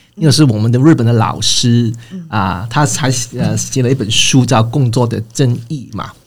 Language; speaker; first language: Chinese; non-native, fluent; Cantonese